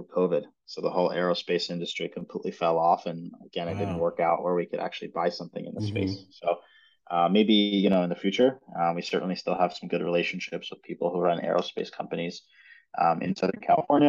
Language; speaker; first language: English; native; English